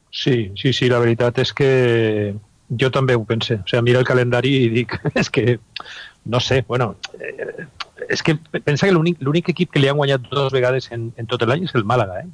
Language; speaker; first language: Catalan; native; Catalan